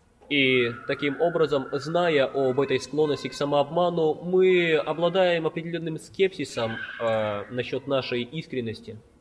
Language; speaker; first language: Russian; native; Russian